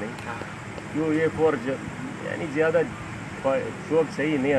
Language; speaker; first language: Hindi; non-native, learner; Arabic